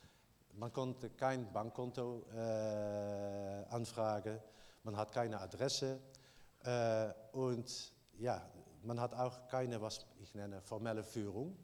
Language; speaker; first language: German; non-native, learner; Dutch